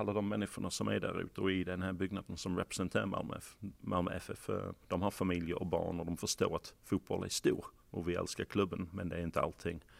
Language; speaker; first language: Swedish; non-native, fluent; English